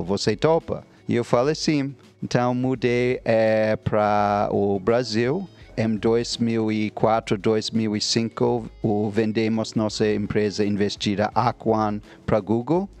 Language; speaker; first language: Portuguese; non-native, fluent; English